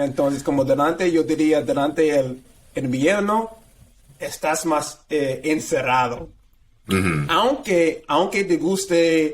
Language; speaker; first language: Spanish; non-native, fluent; English